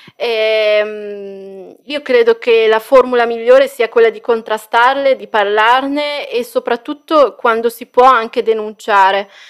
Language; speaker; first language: Italian; early bilingual, other home language; Arabic